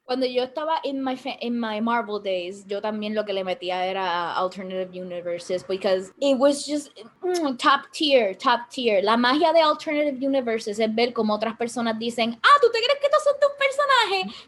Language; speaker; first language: Spanish; early bilingual, heritage; Spanish